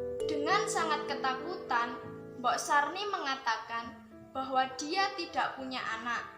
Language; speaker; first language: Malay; non-native, local second language; Javanese